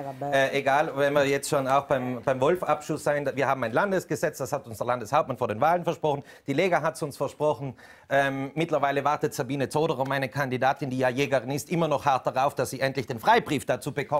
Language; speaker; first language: German; native; German